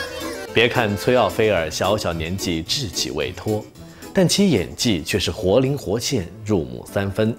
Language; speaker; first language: Chinese; native; Chinese